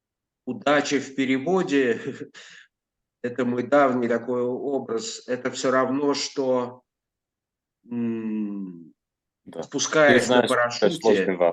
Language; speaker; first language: Russian; native; Russian